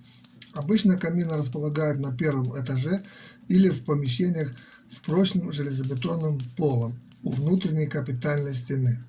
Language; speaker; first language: Russian; native; Russian